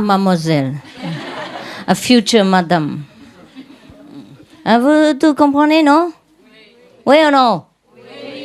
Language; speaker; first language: French; non-native, learner; Vietnamese